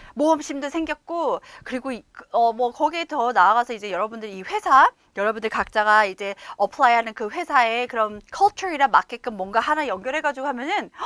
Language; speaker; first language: Korean; native; Korean